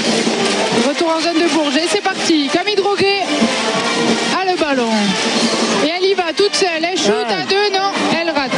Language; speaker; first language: French; native; French